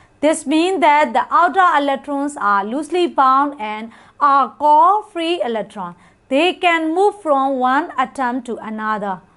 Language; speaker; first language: English; non-native, fluent; Burmese